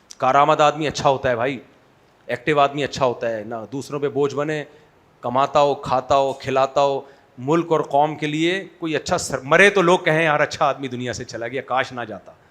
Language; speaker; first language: Urdu; native; Urdu